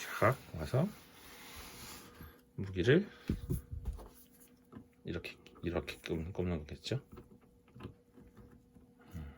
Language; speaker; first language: Korean; native; Korean